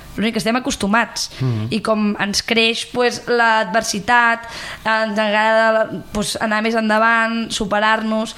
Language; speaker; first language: Catalan; native; Catalan